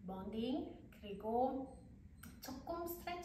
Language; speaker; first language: Korean; non-native, learner; English